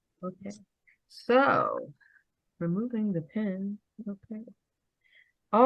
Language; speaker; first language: English; native; English